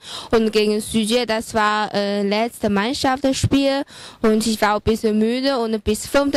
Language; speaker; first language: German; non-native, fluent; Chinese